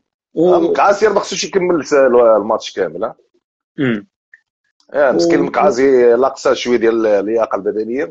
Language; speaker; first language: Arabic; native; Arabic